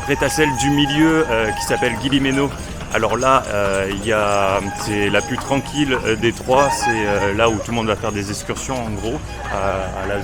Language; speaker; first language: French; native; French